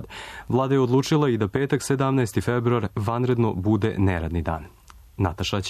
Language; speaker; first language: Croatian; native; Croatian